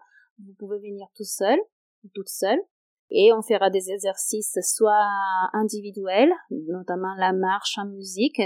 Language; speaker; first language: French; non-native, fluent; Italian